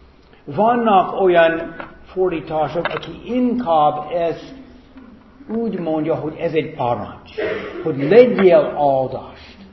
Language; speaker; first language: Hungarian; non-native, fluent; English